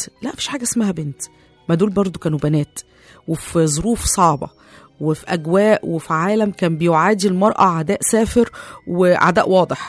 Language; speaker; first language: Arabic; native; Arabic